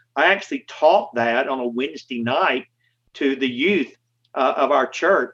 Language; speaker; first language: English; native; English